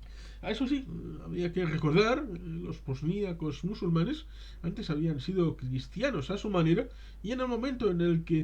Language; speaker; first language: Spanish; native; Spanish